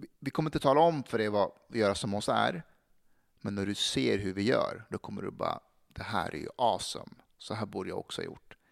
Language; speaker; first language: Swedish; early bilingual, other home language; Persian